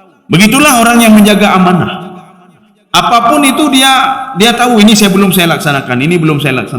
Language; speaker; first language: Indonesian; native; Indonesian